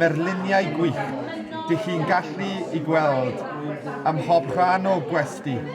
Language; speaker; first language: Welsh; non-native, learner; English